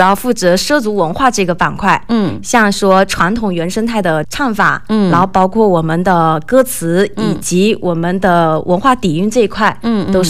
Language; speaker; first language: Chinese; non-native, local second language; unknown